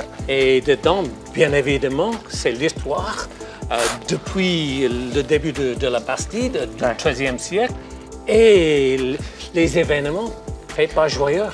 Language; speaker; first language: French; non-native, fluent; English